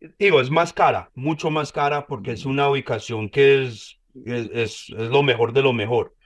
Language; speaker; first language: Spanish; early bilingual, heritage; Spanish